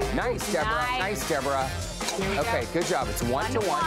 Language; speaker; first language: English; native; English